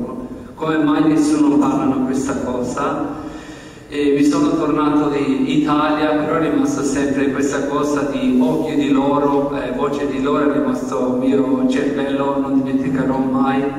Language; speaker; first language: Italian; non-native, learner; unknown